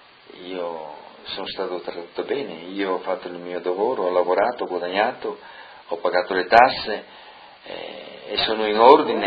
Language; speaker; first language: Italian; non-native, local second language; Friulian